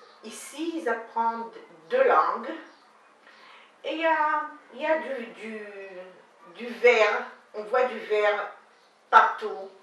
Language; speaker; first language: French; non-native, learner; Hebrew